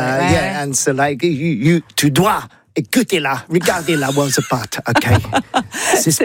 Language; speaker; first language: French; non-native, learner; English